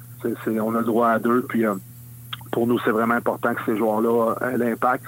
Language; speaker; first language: French; native; French